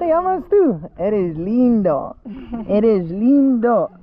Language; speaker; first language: Spanish; early bilingual, heritage; English